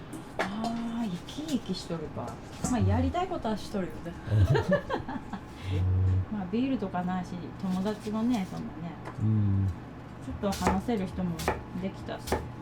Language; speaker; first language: Japanese; native; Japanese